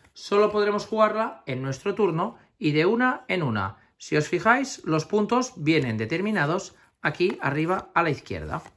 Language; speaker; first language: Spanish; native; Spanish